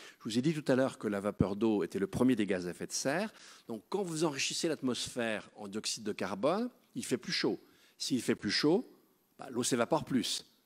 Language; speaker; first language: French; native; French